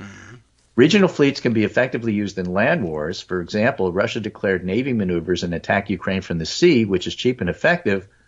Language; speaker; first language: English; native; English